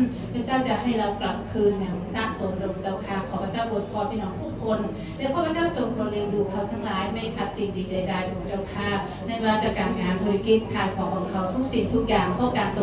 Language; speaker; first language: Thai; native; Thai